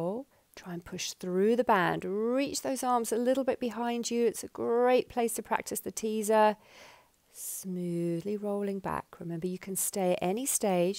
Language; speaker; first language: English; native; English